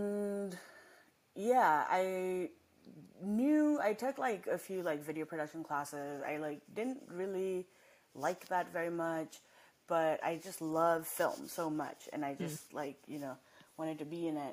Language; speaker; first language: English; non-native, local second language; Nepali